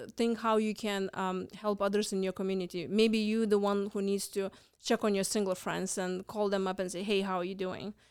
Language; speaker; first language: English; non-native, fluent; Lithuanian